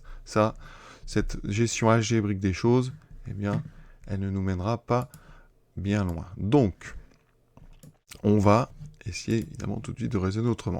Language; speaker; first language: French; native; French